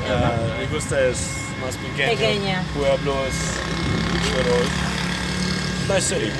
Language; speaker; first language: Spanish; non-native, learner; German